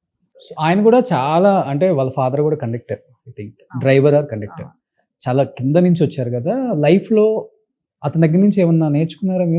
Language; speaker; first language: Telugu; native; Telugu